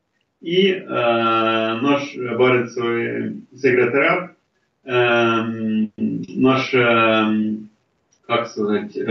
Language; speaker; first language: Russian; non-native, fluent; Norwegian